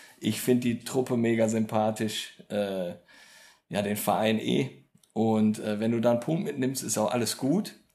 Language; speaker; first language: German; native; German